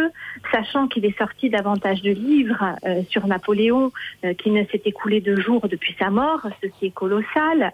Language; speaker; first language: French; native; French